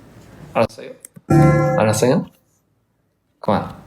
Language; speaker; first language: Korean; early bilingual, heritage; English